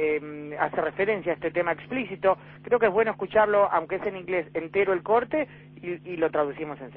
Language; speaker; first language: Spanish; native; Spanish